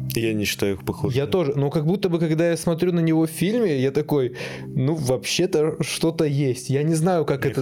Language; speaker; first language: Russian; native; Russian